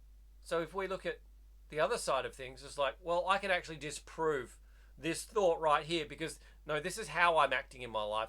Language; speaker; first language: English; native; English